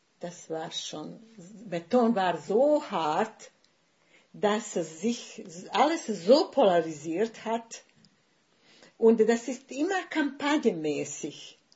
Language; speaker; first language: German; non-native, fluent; Bosnian